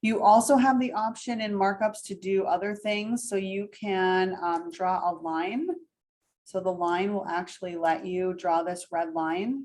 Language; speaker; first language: English; native; English